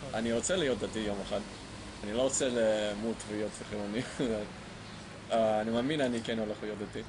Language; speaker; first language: Hebrew; non-native, learner; English